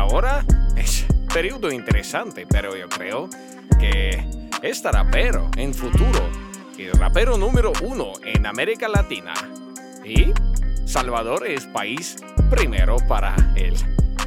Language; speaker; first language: Spanish; non-native, learner; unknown